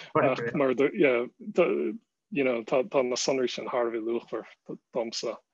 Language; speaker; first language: Irish; non-native, fluent; English